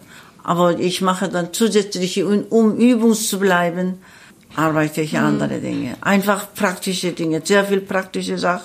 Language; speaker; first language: German; non-native, learner; Korean